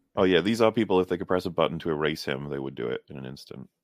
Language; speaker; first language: English; native; English